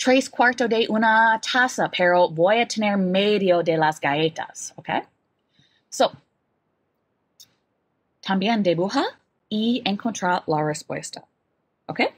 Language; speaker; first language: Spanish; non-native, fluent; English